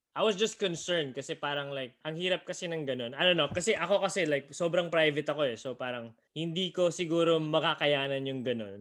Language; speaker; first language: Filipino; non-native, local second language; Bikol